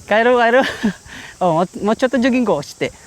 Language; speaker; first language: Japanese; non-native, learner; Filipino